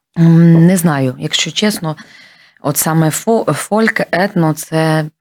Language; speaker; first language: Ukrainian; native; Ukrainian